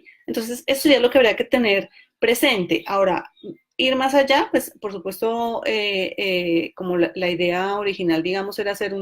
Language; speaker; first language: Spanish; native; Spanish